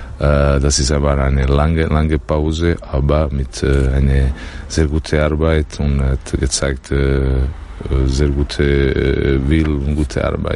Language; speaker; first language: German; non-native, learner; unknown